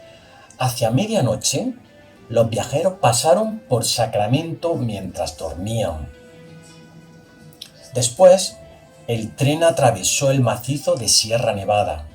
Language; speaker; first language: Spanish; native; Spanish